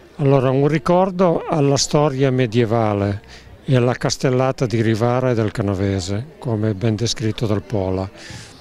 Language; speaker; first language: Italian; native; Italian